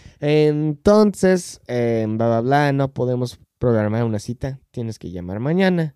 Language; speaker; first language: Spanish; non-native, fluent; English